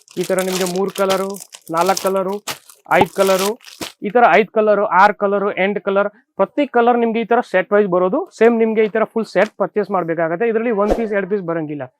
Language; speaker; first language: Kannada; non-native, fluent; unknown